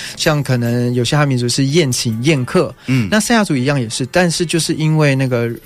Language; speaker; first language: Chinese; native; Chinese